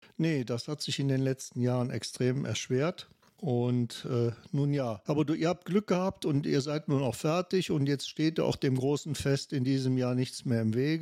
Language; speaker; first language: German; native; German